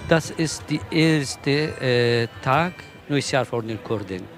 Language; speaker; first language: German; non-native, learner; Kurdish